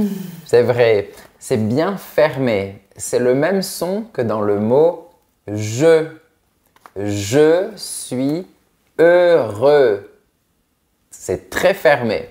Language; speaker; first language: French; native; French